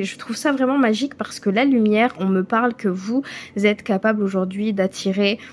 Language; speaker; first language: French; native; French